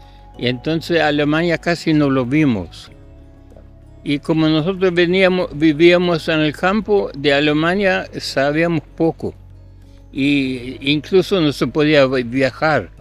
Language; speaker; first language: Spanish; early bilingual, other home language; German